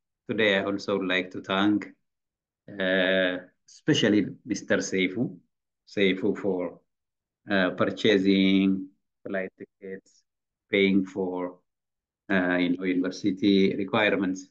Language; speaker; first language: English; non-native, fluent; Amharic